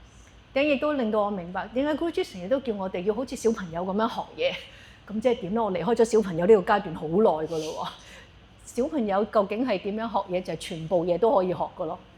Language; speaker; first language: Cantonese; native; Cantonese